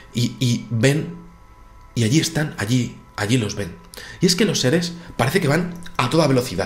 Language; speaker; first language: Spanish; native; Spanish